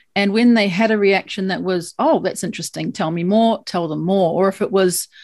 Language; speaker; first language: English; native; English